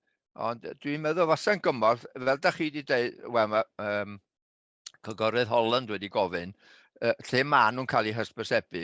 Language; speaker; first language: Welsh; native; Welsh